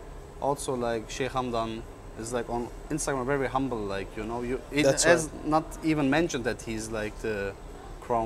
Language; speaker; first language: English; non-native, learner; German